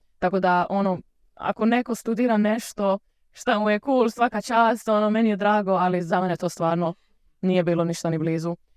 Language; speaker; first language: Bosnian; early bilingual, heritage; Croatian